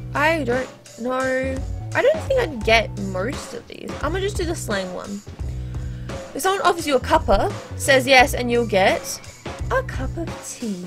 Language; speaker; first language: English; native; English